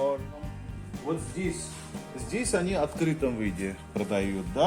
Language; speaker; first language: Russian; non-native, fluent; Hindi